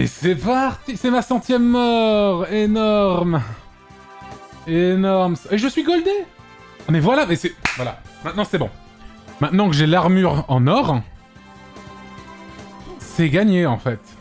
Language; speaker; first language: French; native; French